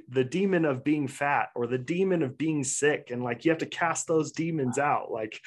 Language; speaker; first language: English; native; English